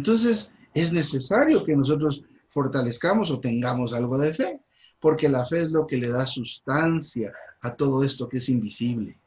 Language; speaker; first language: Spanish; native; Spanish